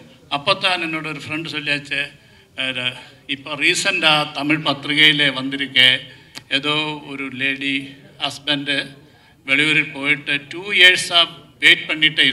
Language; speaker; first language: Tamil; non-native, learner; Malayalam